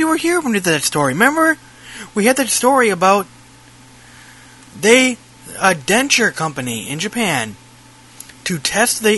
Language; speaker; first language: English; native; English